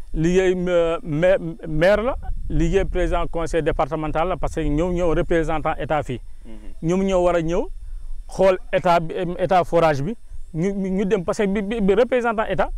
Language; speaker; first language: Wolof; non-native, local second language; Mandingo